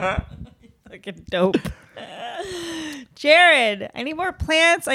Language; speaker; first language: English; native; English